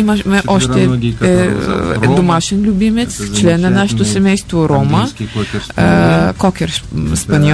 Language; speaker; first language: Bulgarian; non-native, fluent; Russian